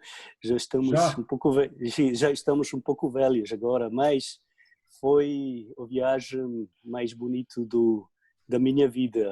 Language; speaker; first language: Portuguese; non-native, fluent; Slovenian